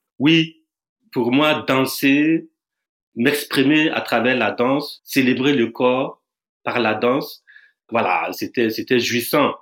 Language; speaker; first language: French; non-native, local second language; Dyula